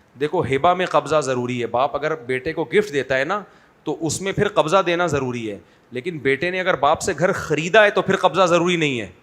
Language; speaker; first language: Urdu; native; Urdu